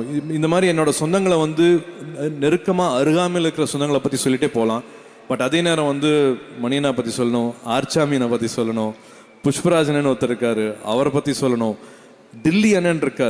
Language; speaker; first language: Tamil; native; Tamil